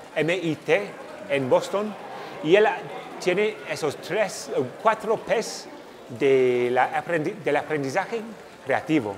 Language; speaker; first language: Spanish; non-native, fluent; English